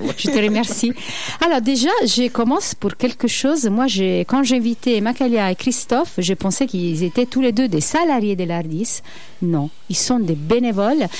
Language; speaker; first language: French; native; French